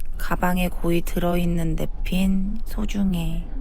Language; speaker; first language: Korean; native; Korean